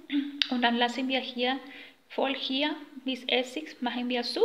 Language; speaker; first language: German; non-native, learner; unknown